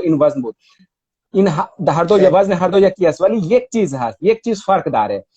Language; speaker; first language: Persian; non-native, fluent; Hindi